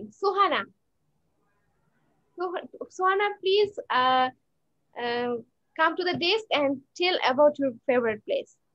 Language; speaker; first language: English; non-native, learner; Bangla